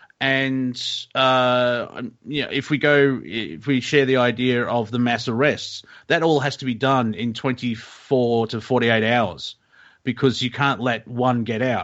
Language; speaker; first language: English; native; English